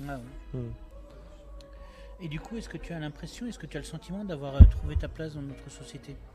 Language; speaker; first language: French; native; French